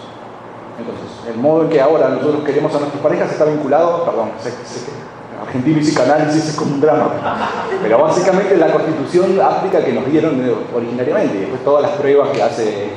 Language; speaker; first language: Spanish; native; Spanish